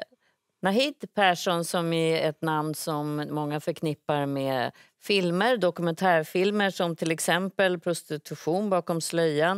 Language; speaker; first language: Swedish; native; Swedish